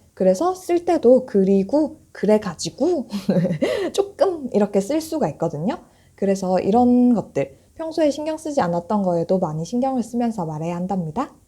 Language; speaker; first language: Korean; native; Korean